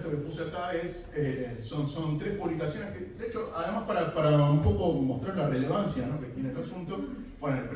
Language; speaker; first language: Spanish; native; Spanish